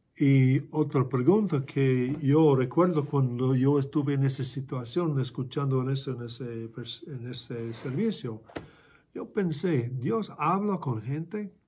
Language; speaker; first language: Spanish; non-native, fluent; English